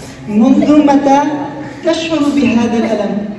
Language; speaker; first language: Arabic; non-native, learner; Urdu